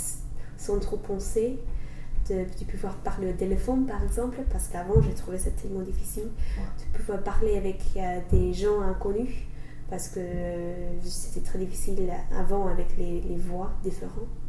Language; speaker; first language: French; non-native, fluent; English